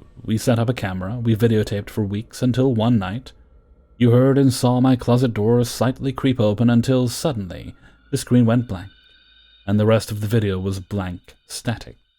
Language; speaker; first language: English; native; English